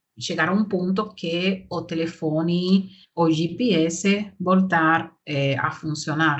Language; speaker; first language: Portuguese; non-native, learner; Spanish